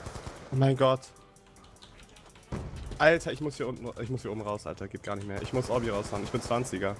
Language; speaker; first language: German; native; German